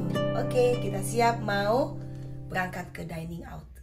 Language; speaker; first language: Indonesian; native; Indonesian